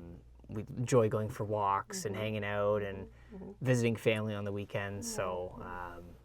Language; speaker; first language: English; native; English